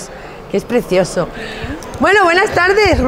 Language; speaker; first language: Spanish; native; Spanish